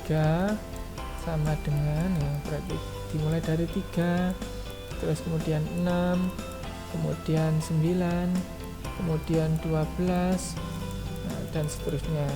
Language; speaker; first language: Indonesian; native; Indonesian